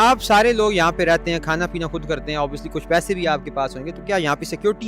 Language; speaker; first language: Urdu; native; Urdu